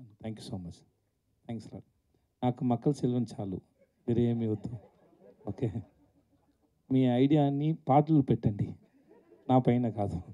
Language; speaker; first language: Telugu; non-native, learner; Tamil